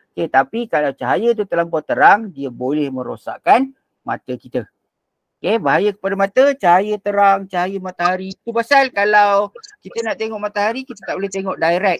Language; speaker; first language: Malay; native; Malay